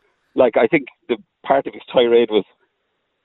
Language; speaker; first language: English; native; English